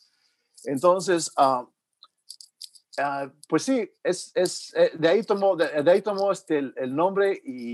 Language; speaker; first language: Spanish; early bilingual, heritage; Spanish